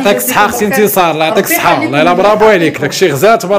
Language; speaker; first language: Arabic; native; Arabic